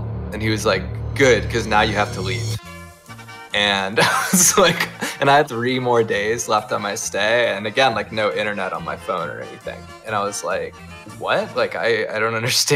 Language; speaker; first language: English; native; English